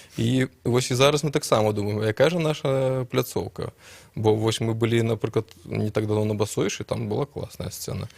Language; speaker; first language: Belarusian; non-native, local second language; Russian